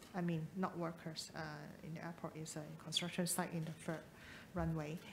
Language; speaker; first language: English; non-native, local second language; Chinese